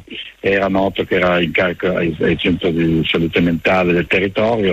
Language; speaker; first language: Italian; native; Italian